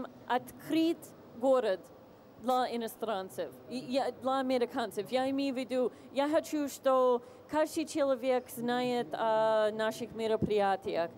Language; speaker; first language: Russian; non-native, fluent; English